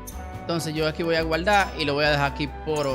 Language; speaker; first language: Spanish; native; Spanish